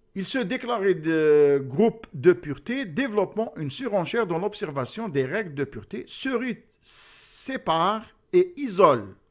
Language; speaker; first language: French; non-native, local second language; Arabic